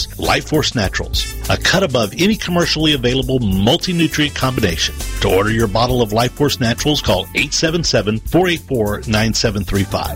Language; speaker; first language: English; native; English